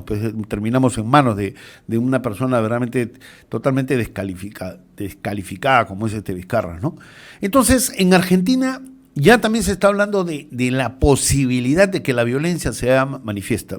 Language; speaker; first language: Spanish; native; Spanish